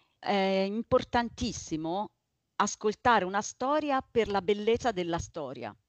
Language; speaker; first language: Italian; native; Italian